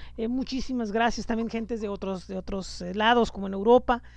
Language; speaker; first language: Spanish; native; Spanish